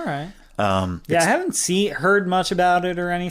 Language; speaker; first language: English; native; English